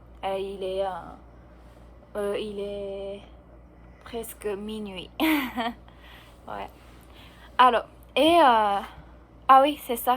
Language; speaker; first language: French; non-native, learner; Japanese